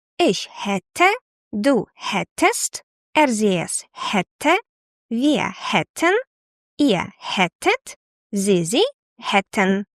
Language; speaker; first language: German; non-native, fluent; Ukrainian